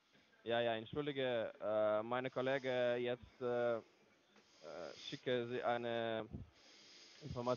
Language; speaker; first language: German; non-native, learner; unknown